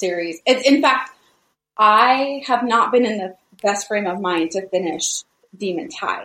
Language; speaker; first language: English; native; English